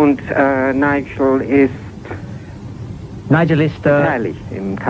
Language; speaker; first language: German; non-native, fluent; English